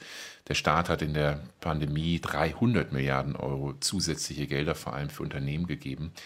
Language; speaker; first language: German; native; German